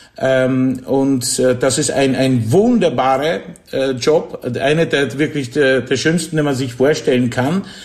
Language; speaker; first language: German; non-native, fluent; Polish